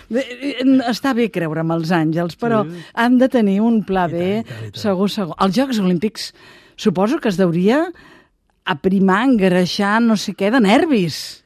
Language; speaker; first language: Catalan; native; Catalan